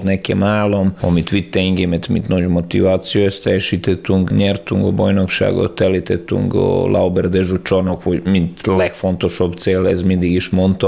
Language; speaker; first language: Hungarian; non-native, learner; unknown